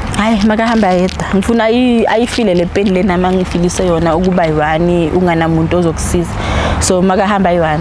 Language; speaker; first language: Zulu; non-native, local second language; Tsonga